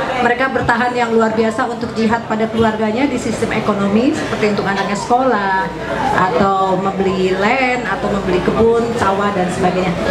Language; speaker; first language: Indonesian; native; Indonesian